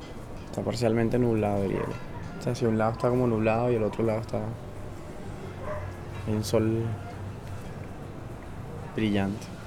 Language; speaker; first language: Spanish; native; Spanish